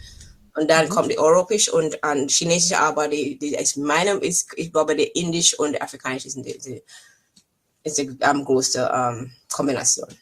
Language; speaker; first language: German; non-native, fluent; English